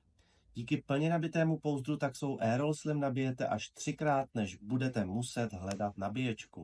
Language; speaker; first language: Czech; native; Czech